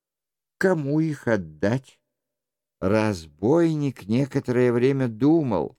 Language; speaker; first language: Russian; native; Russian